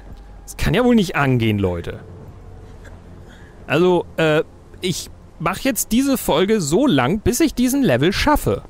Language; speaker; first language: German; native; German